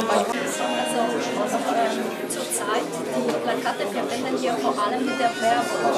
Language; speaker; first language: German; non-native, learner; Polish